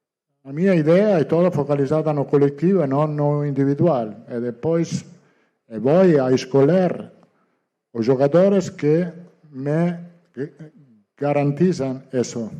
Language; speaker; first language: Portuguese; non-native, learner; Italian